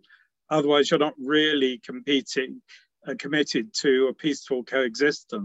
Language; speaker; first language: English; native; English